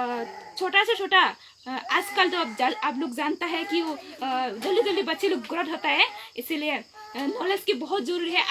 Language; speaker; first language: Hindi; non-native, local second language; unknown